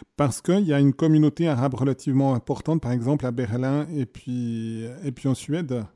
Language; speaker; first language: French; native; French